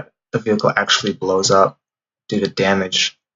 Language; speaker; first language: English; native; English